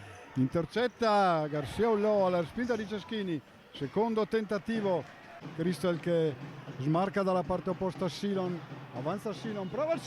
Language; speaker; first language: Italian; native; Italian